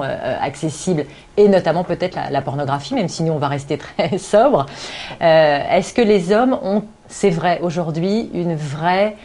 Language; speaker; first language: French; native; French